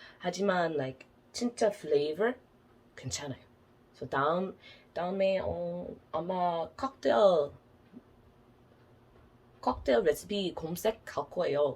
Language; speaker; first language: Korean; non-native, learner; English